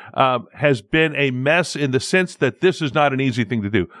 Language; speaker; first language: English; native; English